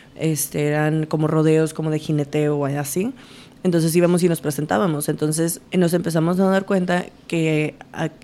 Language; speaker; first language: Spanish; early bilingual, heritage; Spanish